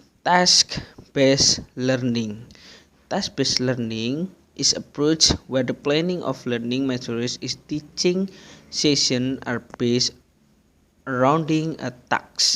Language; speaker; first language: English; non-native, learner; Indonesian